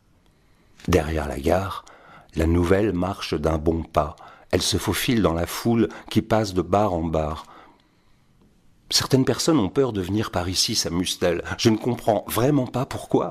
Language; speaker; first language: French; native; French